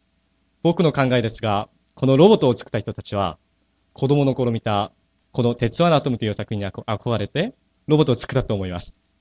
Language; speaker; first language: Japanese; non-native, fluent; Korean